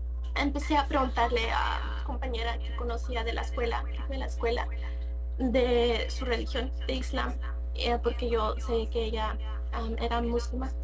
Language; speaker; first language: Spanish; early bilingual, heritage; Spanish